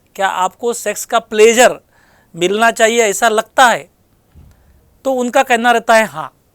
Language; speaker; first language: Hindi; non-native, local second language; Marathi